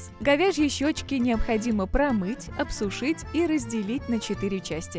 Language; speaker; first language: Russian; native; Russian